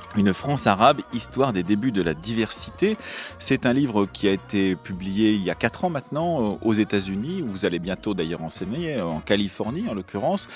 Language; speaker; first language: French; native; French